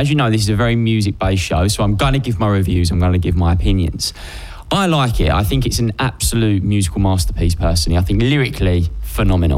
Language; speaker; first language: English; native; English